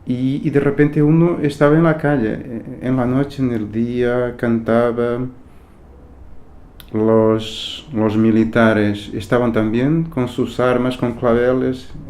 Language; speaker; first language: Spanish; non-native, fluent; Portuguese